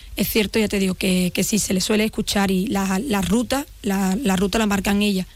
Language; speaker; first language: Spanish; native; Spanish